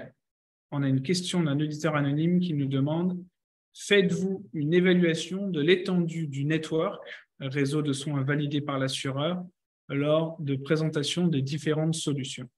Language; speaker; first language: French; native; French